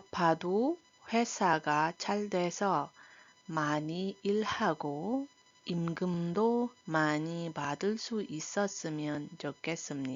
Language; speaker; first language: Korean; non-native, fluent; Iloko